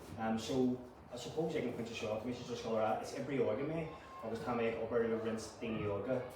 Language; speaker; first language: Irish; non-native, local second language; English